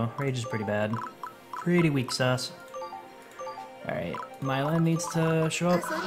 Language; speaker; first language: English; native; English